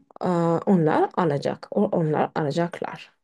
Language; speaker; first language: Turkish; non-native, fluent; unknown